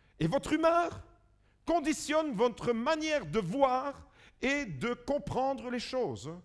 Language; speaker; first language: French; early bilingual, other home language; Italian